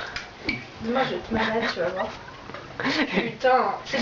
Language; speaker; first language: French; native; French